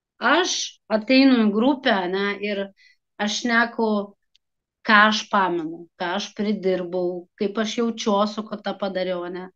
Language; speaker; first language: Lithuanian; non-native, local second language; Russian